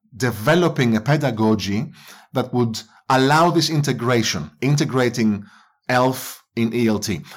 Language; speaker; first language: English; non-native, fluent; Greek